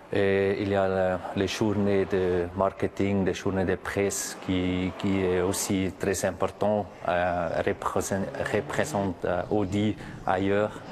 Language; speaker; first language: French; non-native, local second language; German